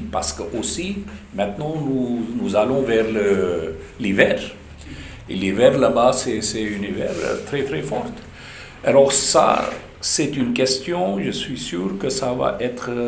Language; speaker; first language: French; non-native, fluent; Urdu